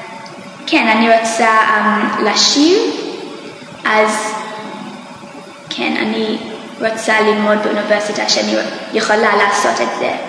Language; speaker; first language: Hebrew; non-native, learner; English